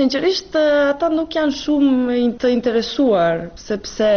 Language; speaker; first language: Albanian; non-native, fluent; Serbian